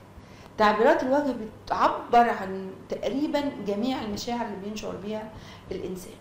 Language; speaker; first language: Arabic; native; Arabic